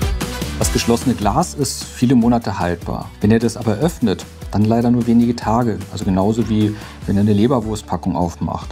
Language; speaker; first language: German; native; German